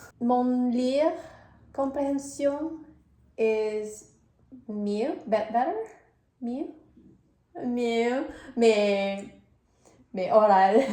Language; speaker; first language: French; non-native, learner; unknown